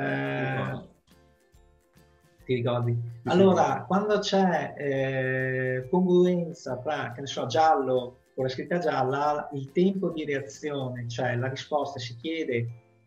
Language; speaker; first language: Italian; native; Italian